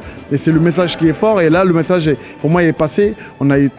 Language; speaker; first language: French; native; French